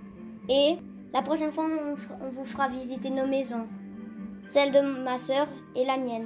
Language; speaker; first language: French; native; French